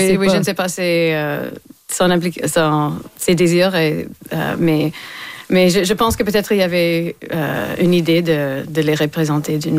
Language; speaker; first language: French; non-native, local second language; English